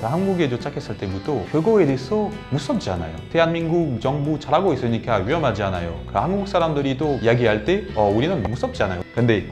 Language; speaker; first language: Korean; non-native, learner; French